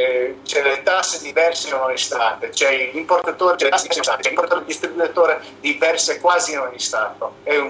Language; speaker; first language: Italian; non-native, learner; English